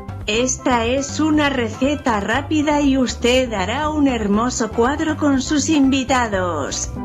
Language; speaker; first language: Spanish; non-native, learner; Italian